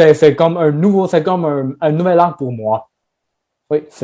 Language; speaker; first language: French; non-native, learner; Chinese